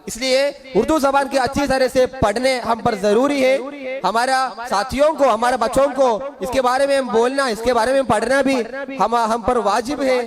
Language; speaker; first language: Hindi; non-native, local second language; Malayalam